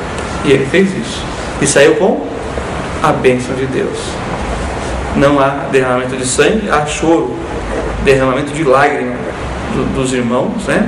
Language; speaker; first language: Portuguese; native; Portuguese